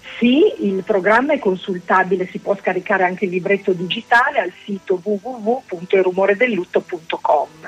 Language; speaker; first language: Italian; native; Italian